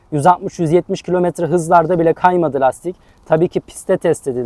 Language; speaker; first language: Turkish; native; Turkish